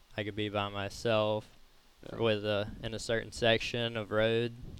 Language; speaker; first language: English; native; English